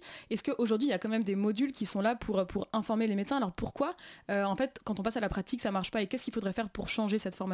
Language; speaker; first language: French; native; French